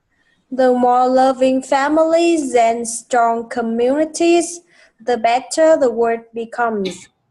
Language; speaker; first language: English; non-native, fluent; Vietnamese